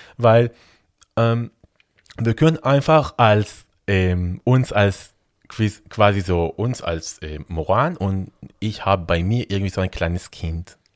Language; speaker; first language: German; non-native, fluent; Hebrew